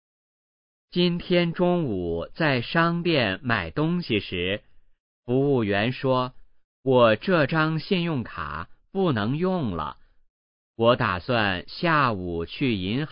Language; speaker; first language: Chinese; native; Chinese